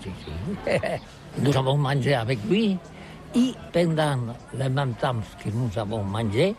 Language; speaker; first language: French; non-native, learner; Catalan